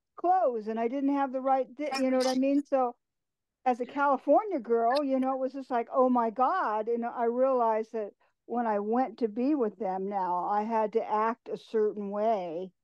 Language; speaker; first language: English; native; English